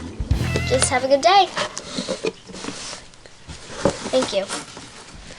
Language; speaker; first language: English; native; English